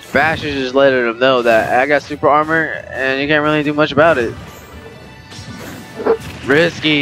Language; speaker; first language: English; native; English